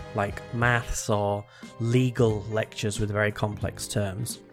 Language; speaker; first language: English; native; English